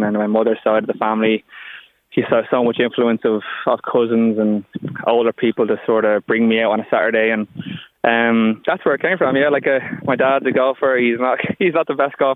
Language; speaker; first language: English; native; English